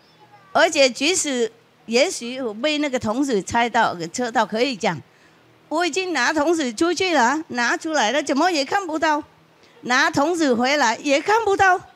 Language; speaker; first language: Chinese; non-native, fluent; Vietnamese